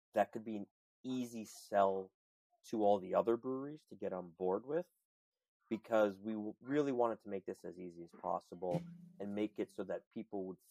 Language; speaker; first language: English; native; English